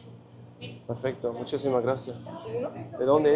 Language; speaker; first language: Spanish; non-native, learner; English